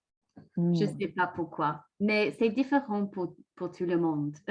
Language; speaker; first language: French; non-native, learner; English